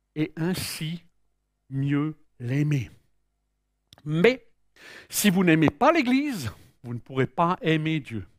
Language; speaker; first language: French; native; French